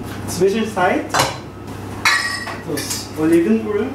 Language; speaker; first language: German; non-native, learner; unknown